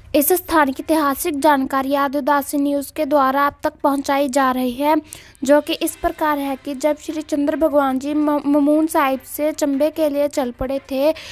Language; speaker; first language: Hindi; non-native, local second language; Punjabi